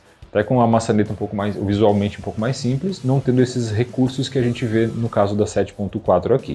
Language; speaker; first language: Portuguese; native; Portuguese